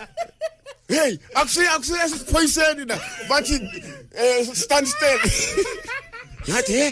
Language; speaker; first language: English; non-native, local second language; Zulu